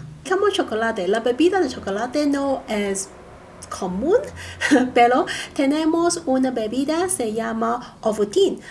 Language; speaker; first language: Spanish; non-native, learner; Cantonese